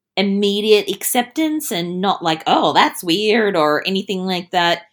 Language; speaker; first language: English; early bilingual, other home language; Italian